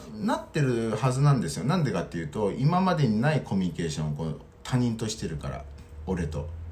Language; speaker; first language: Japanese; non-native, fluent; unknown